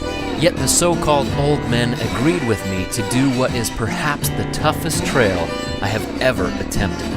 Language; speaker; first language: English; native; English